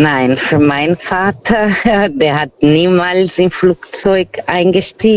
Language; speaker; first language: German; non-native, fluent; Portuguese